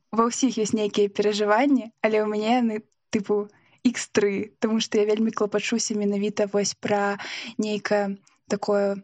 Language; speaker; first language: Belarusian; non-native, local second language; Russian